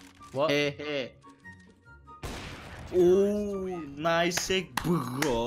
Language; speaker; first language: English; non-native, learner; Turkish